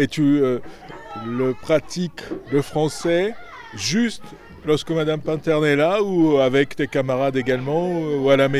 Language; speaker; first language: French; native; French